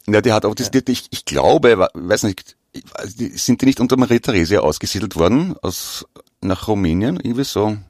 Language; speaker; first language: German; native; German